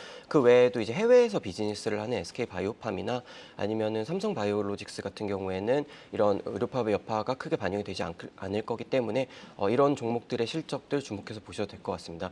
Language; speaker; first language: Korean; native; Korean